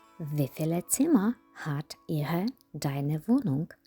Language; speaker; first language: German; non-native, fluent; Ukrainian